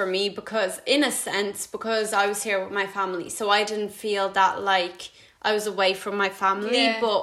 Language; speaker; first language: English; early bilingual, other home language; Latvian